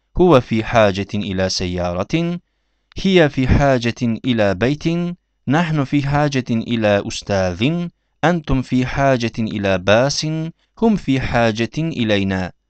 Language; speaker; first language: Arabic; non-native, fluent; Turkish